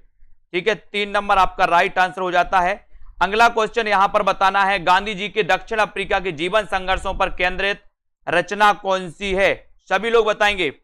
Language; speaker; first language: Hindi; native; Hindi